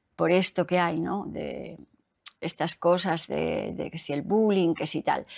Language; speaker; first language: Spanish; native; Spanish